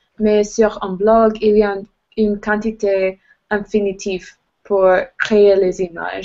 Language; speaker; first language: French; non-native, learner; English